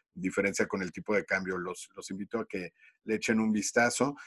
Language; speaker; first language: Spanish; native; Spanish